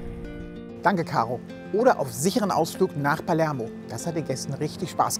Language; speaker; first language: German; native; German